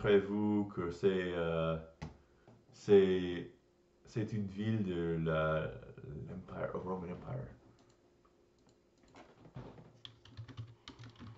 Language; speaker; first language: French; non-native, learner; English